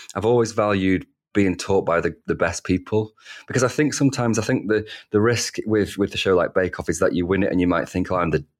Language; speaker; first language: English; native; English